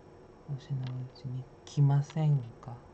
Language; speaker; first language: Japanese; non-native, fluent; Indonesian